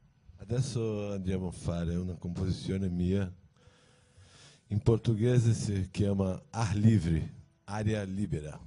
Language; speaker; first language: Italian; non-native, learner; Portuguese